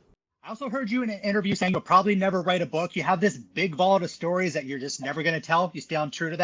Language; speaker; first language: English; native; English